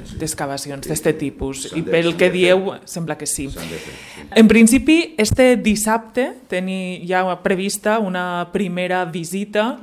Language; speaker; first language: Catalan; native; Catalan